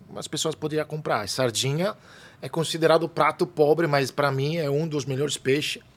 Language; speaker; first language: Portuguese; non-native, fluent; Italian